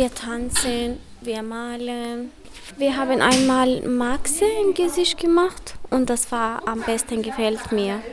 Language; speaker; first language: German; non-native, learner; Arabic